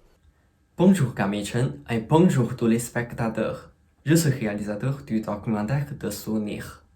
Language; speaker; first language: French; non-native, fluent; Chinese